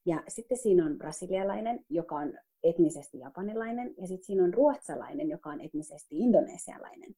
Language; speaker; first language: Finnish; early bilingual, other home language; Somali